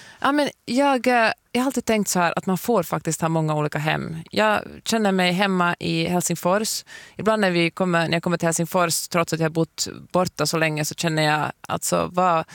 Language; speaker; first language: Swedish; native; Swedish